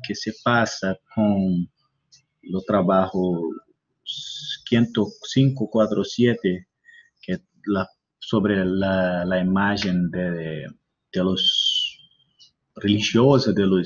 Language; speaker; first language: Spanish; non-native, learner; Portuguese